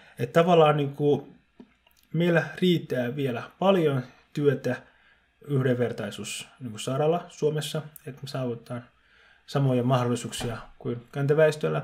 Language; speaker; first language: Finnish; early bilingual, other home language; Somali